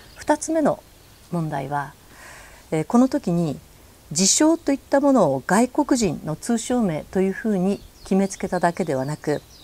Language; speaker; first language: Japanese; native; Japanese